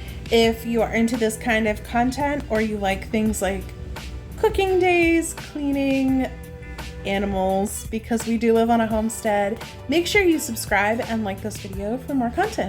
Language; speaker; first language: English; native; English